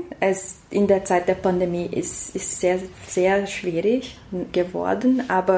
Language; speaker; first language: German; non-native, fluent; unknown